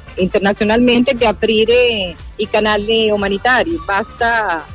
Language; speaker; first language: Italian; non-native, fluent; Spanish